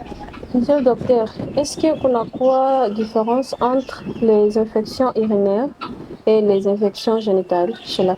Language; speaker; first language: French; non-native, local second language; Swahili